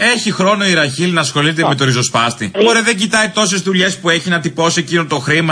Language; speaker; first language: Greek; native; Greek